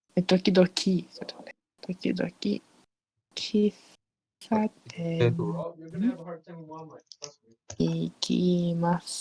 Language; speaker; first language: Japanese; non-native, learner; Malay